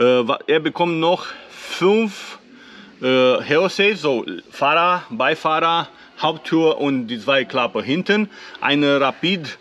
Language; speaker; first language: German; non-native, fluent; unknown